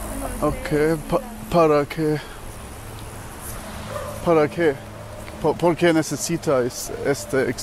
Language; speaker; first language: Spanish; non-native, learner; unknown